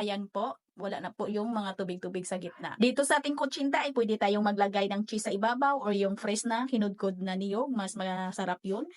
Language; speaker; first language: Filipino; non-native, local second language; Cebuano